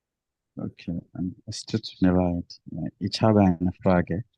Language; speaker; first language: German; non-native, learner; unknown